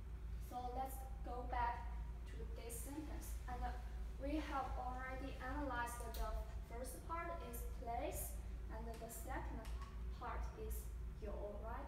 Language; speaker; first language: English; non-native, fluent; Chinese